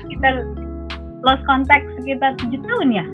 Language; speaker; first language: Indonesian; native; Indonesian